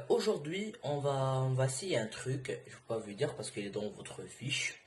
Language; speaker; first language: French; non-native, local second language; Arabic